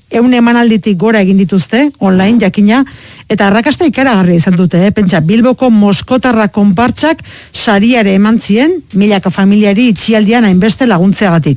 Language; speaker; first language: Basque; native; Basque